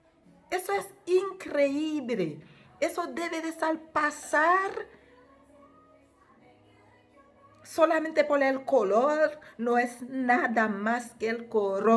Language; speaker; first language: Spanish; non-native, fluent; Haitian Creole